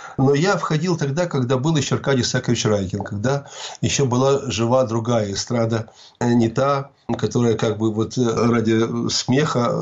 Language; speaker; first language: Russian; native; Russian